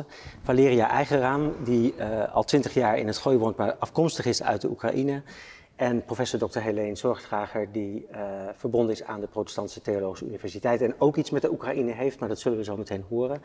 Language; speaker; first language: Dutch; native; Dutch